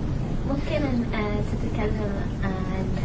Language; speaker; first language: Arabic; non-native, learner; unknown